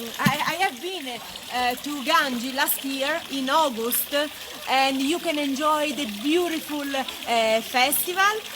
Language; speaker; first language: English; non-native, fluent; Italian